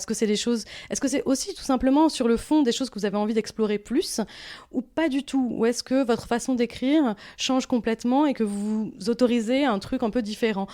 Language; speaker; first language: French; native; French